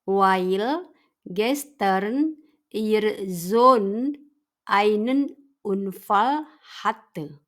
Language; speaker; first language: German; non-native, fluent; Indonesian